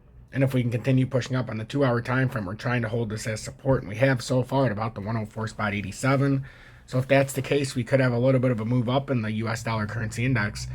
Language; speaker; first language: English; native; English